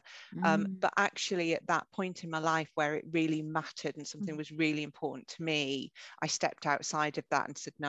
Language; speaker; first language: English; native; English